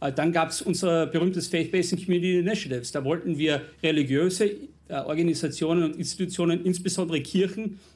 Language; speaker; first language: German; non-native, fluent; English